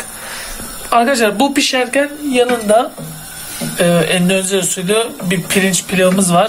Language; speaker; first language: Turkish; native; Turkish